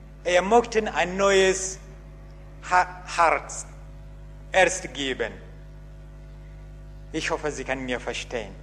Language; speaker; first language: German; non-native, learner; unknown